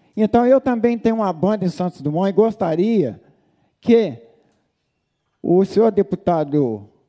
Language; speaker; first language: Portuguese; native; Portuguese